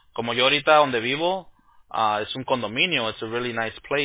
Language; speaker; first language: Spanish; early bilingual, heritage; Spanish